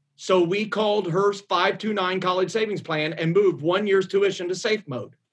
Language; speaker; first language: English; native; English